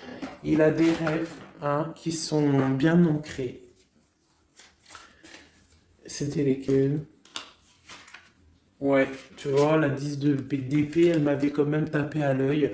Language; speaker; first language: French; native; French